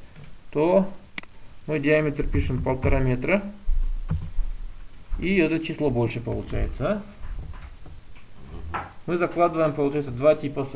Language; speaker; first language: Russian; native; Russian